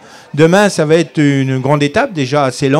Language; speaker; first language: French; native; French